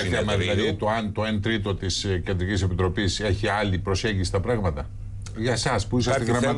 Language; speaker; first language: Greek; native; Greek